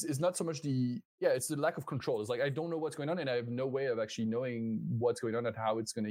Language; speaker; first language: English; non-native, fluent; French